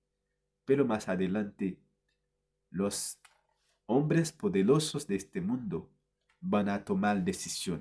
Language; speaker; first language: Spanish; non-native, fluent; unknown